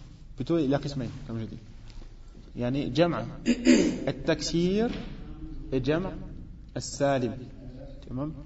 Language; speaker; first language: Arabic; non-native, fluent; French